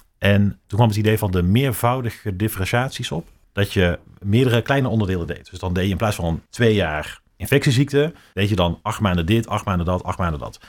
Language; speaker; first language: Dutch; native; Dutch